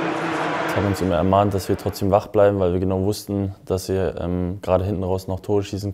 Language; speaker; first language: German; native; German